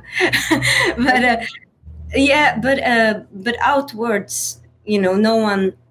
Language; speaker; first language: English; non-native, fluent; Swedish